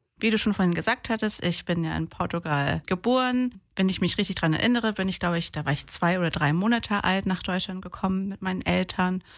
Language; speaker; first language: German; early bilingual, other home language; Portuguese